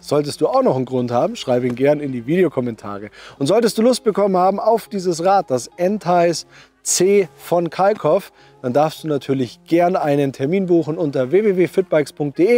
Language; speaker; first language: German; native; German